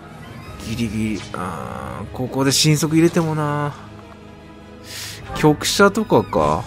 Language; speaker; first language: Japanese; native; Japanese